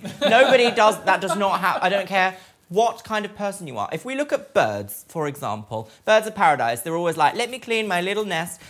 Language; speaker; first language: English; native; English